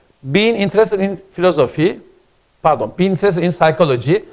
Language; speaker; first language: English; non-native, fluent; Turkish